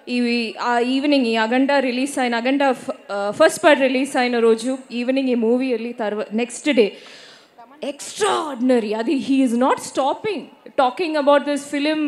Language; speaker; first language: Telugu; non-native, fluent; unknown